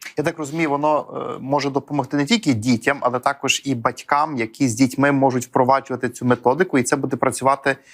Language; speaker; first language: Ukrainian; native; Ukrainian